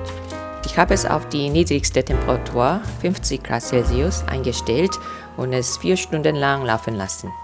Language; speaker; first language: German; non-native, fluent; Korean